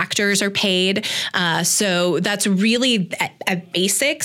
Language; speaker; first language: English; native; English